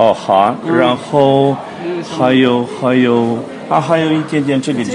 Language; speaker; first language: Chinese; non-native, learner; English